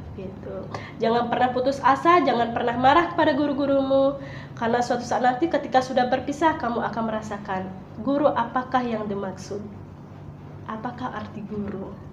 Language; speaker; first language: Indonesian; non-native, local second language; Balinese